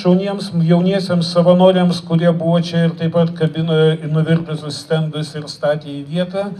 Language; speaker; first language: Lithuanian; native; Lithuanian